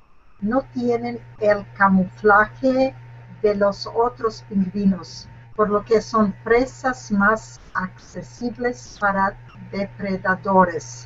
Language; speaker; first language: Spanish; non-native, learner; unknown